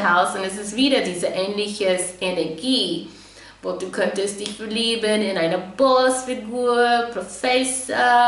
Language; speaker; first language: German; non-native, fluent; English